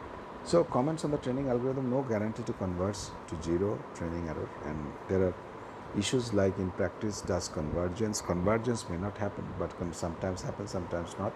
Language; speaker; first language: English; non-native, local second language; Bangla